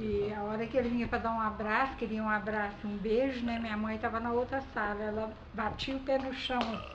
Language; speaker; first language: Portuguese; native; Portuguese